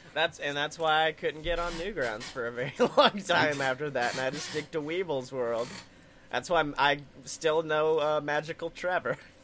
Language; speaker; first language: English; native; English